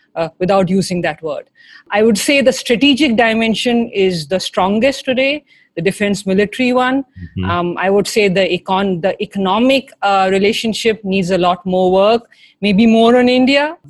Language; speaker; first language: English; non-native, local second language; Hindi